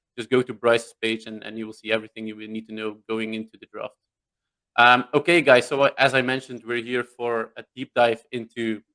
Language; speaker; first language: English; non-native, fluent; Dutch